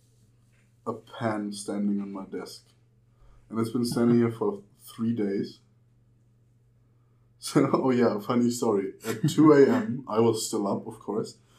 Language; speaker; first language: English; non-native, fluent; German